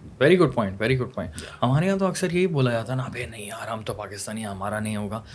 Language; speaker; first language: Urdu; native; Urdu